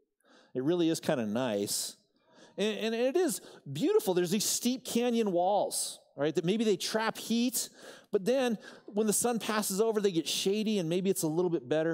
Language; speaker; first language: English; native; English